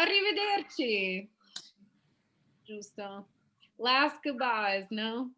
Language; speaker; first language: Italian; non-native, fluent; English